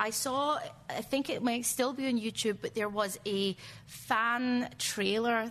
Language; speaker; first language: English; native; English